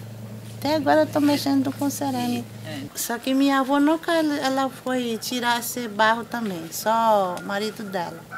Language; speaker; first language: Portuguese; non-native, local second language; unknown